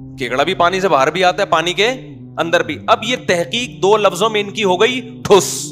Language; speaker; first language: Urdu; native; Urdu